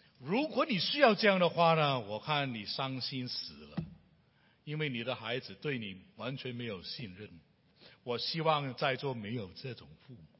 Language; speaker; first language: Chinese; non-native, local second language; Cantonese